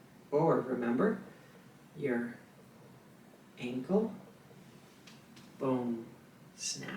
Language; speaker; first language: English; native; English